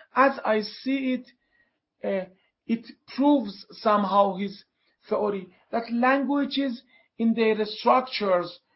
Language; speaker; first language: English; non-native, fluent; Persian